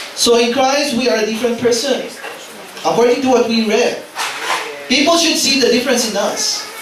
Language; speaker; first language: English; non-native, local second language; Filipino